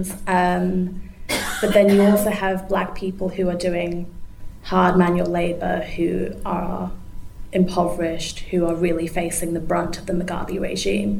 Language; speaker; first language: English; native; English